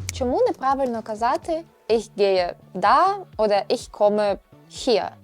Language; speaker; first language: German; non-native, fluent; Ukrainian